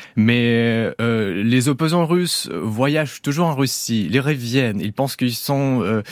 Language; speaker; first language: French; non-native, fluent; Russian